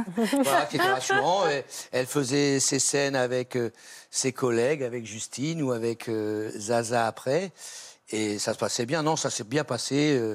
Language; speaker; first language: French; native; French